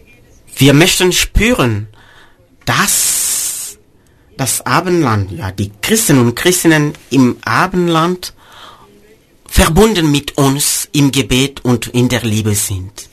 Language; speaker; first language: German; non-native, fluent; Mossi